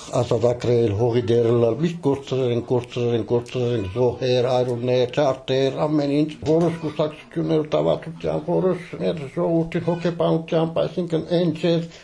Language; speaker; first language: Armenian; early bilingual, heritage; Armenian